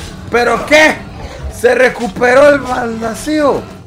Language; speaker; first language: Spanish; native; Spanish